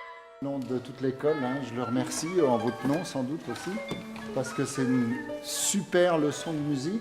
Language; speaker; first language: French; native; French